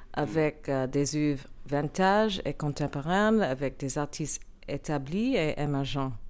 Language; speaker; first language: French; non-native, learner; English